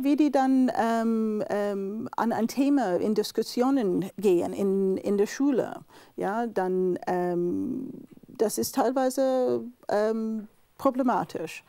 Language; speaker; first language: German; non-native, fluent; English